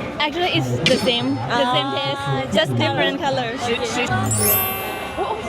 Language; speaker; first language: English; non-native, learner; Japanese